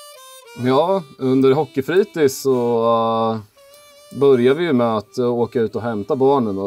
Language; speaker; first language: Swedish; native; Swedish